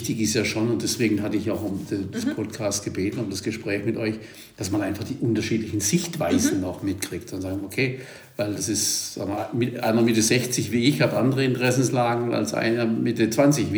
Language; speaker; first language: German; native; German